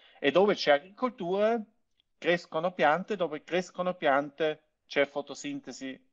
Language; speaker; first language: Italian; non-native, local second language; German